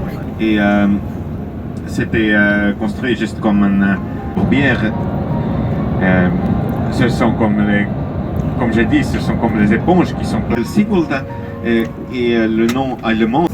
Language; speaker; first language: French; non-native, fluent; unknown